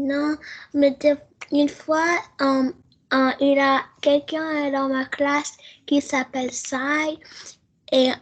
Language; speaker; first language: French; early bilingual, heritage; French